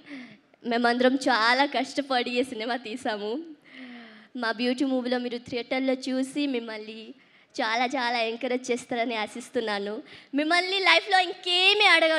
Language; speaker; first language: Telugu; early bilingual, heritage; Telugu